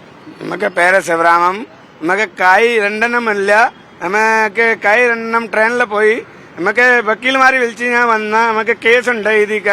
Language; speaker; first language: Malayalam; non-native, learner; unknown